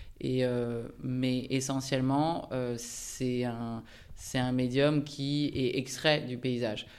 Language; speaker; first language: French; early bilingual, other home language; Japanese